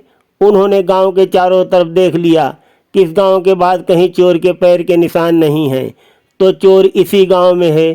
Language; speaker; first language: Hindi; native; Hindi